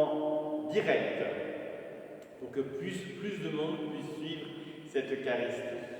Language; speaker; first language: French; native; French